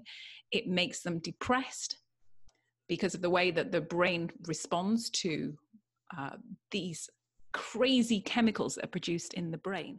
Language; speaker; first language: English; native; English